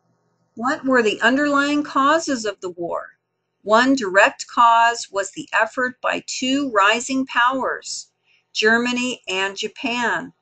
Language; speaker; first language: English; native; English